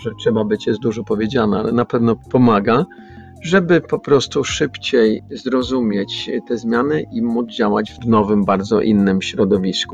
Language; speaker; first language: Polish; early bilingual, heritage; Polish